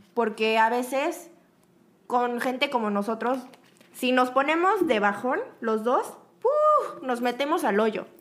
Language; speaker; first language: Spanish; native; Spanish